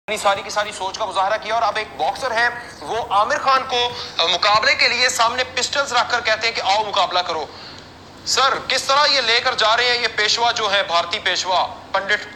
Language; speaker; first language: Urdu; native; Urdu